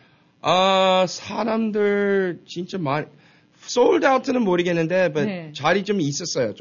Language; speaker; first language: Korean; early bilingual, heritage; Korean